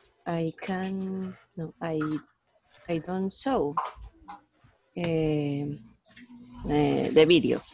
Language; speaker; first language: English; non-native, learner; Spanish